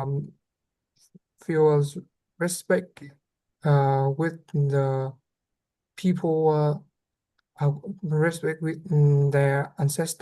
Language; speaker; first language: English; non-native, learner; Vietnamese